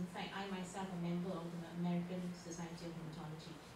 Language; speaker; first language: English; non-native, local second language; Malay